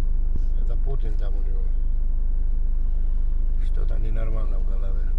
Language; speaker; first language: Russian; non-native, fluent; Georgian